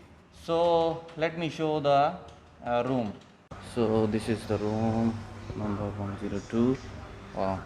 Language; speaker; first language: English; non-native, learner; Urdu